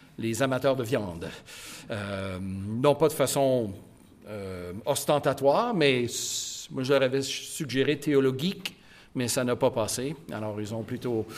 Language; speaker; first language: French; native; French